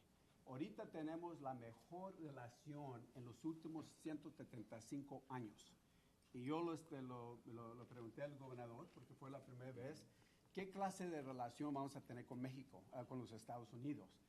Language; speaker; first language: Spanish; early bilingual, heritage; Spanish